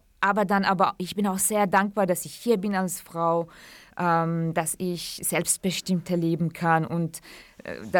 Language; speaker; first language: German; early bilingual, other home language; Central Kurdish